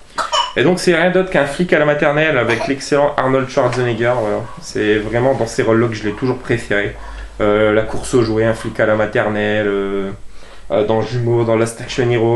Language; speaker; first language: French; native; French